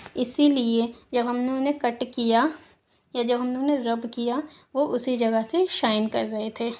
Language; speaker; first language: Hindi; native; Hindi